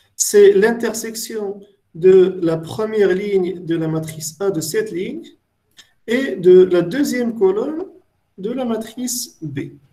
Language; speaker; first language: French; non-native, local second language; Arabic